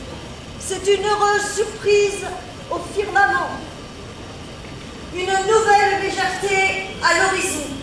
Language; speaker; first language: French; native; French